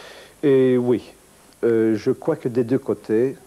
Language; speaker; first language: French; non-native, fluent; Turkish